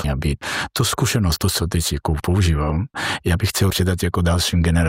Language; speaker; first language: Czech; non-native, learner; Georgian